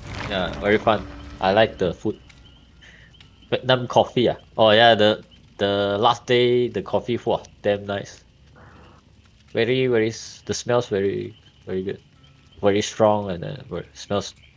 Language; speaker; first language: English; non-native, local second language; Chinese